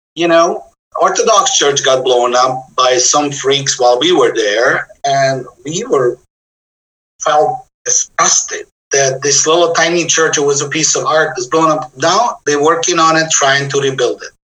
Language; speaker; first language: English; non-native, fluent; Bosnian